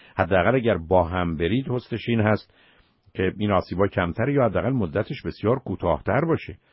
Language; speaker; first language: Persian; native; Persian